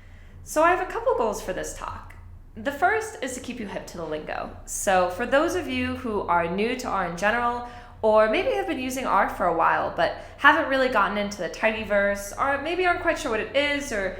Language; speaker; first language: English; native; English